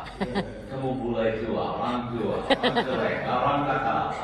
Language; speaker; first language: Indonesian; non-native, learner; English